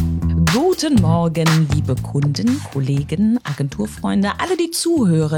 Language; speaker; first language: German; native; German